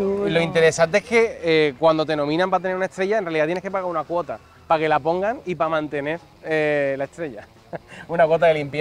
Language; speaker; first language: Spanish; native; Spanish